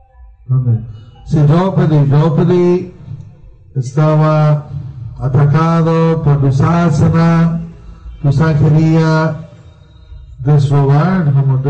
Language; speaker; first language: Spanish; non-native, learner; Bangla